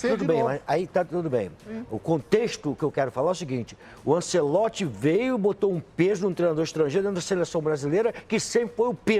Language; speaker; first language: Portuguese; native; Portuguese